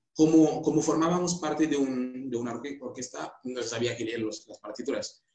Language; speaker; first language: Spanish; non-native, fluent; Haitian Creole